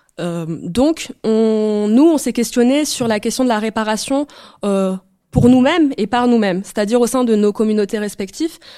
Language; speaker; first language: French; early bilingual, other home language; Arabic